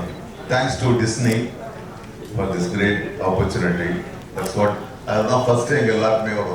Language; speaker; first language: Tamil; native; Tamil